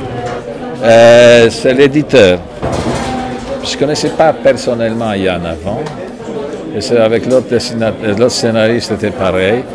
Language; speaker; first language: French; non-native, fluent; Polish